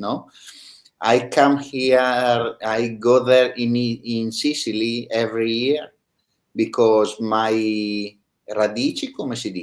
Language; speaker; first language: English; non-native, learner; Italian